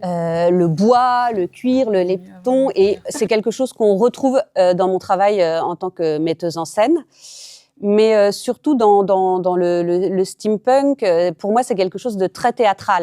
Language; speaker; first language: French; native; French